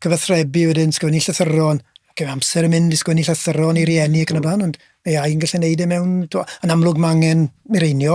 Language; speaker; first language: Welsh; native; Welsh